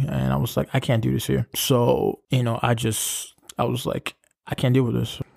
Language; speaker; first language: English; native; English